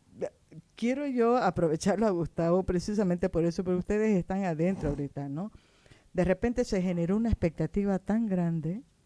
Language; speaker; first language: Spanish; native; Spanish